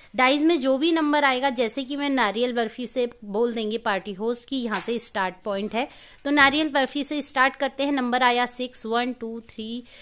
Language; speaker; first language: Hindi; native; Hindi